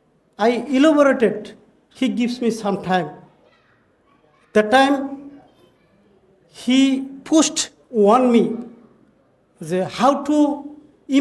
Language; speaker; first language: English; non-native, learner; Bangla